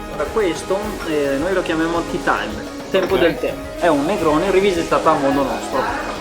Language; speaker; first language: Italian; non-native, fluent; Persian